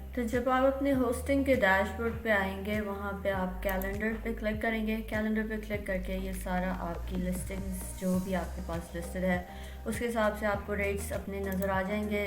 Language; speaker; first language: Urdu; native; Urdu